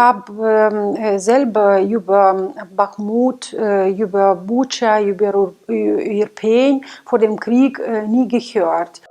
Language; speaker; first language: German; non-native, fluent; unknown